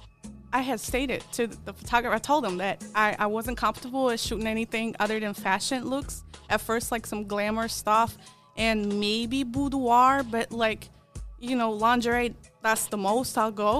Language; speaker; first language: English; non-native, fluent; Polish